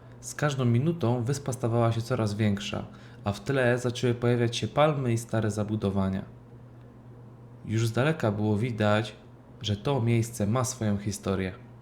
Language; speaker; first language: Polish; native; Polish